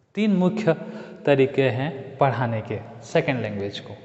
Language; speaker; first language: Hindi; native; Hindi